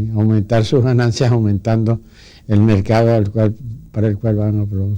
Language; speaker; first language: Spanish; native; Spanish